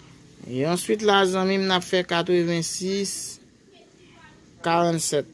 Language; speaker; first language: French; non-native, local second language; Haitian Creole